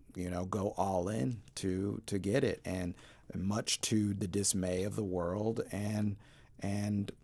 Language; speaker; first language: English; native; English